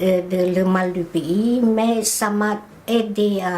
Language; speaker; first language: French; non-native, fluent; Khmer